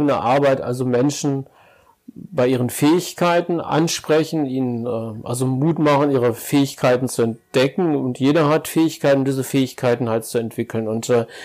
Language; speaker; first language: German; native; German